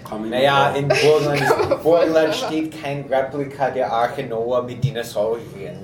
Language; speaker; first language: German; non-native, fluent; English